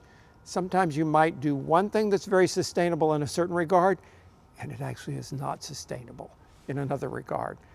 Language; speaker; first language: English; native; English